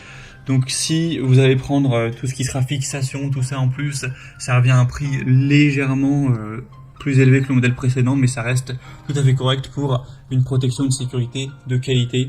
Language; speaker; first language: French; native; French